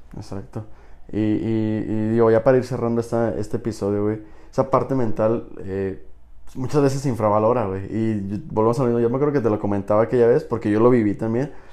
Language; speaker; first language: Spanish; native; Spanish